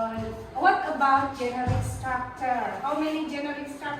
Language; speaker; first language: English; non-native, fluent; Indonesian